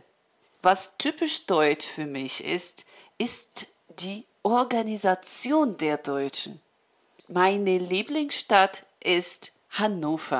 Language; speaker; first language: German; non-native, fluent; Portuguese